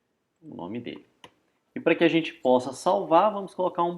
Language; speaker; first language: Portuguese; native; Portuguese